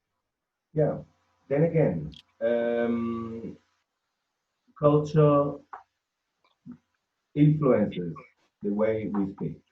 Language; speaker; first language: English; non-native, fluent; Spanish